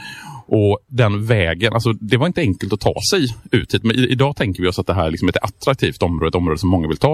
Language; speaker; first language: Swedish; native; Swedish